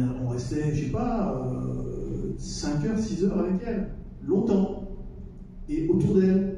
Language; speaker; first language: French; native; French